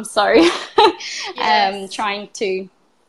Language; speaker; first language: English; native; English